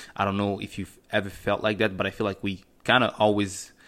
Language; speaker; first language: English; non-native, fluent; French